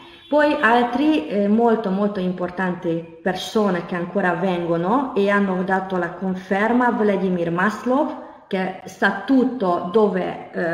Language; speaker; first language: Italian; non-native, fluent; Hungarian